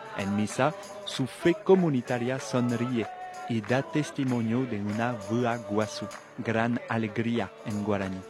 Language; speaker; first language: Spanish; non-native, fluent; French